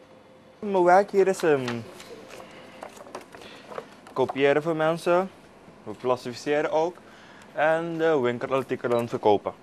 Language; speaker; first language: Dutch; non-native, local second language; Papiamento